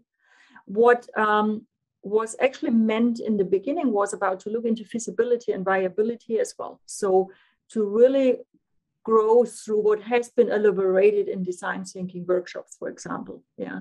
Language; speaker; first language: English; non-native, fluent; German